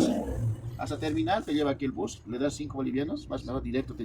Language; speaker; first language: Spanish; native; Spanish